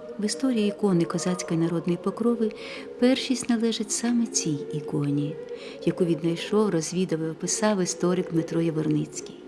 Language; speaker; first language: Ukrainian; native; Ukrainian